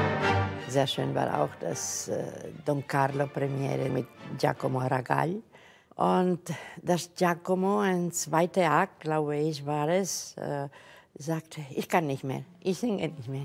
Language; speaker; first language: German; non-native, fluent; Catalan